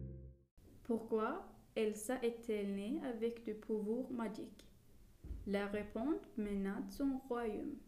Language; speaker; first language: French; non-native, learner; Swedish